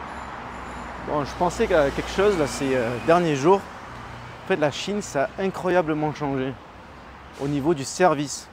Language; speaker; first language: French; native; French